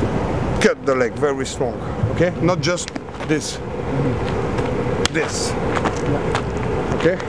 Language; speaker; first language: English; non-native, learner; French